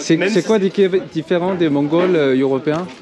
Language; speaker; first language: French; non-native, learner; Korean